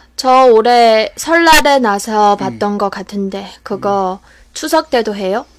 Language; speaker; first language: Korean; non-native, fluent; Chinese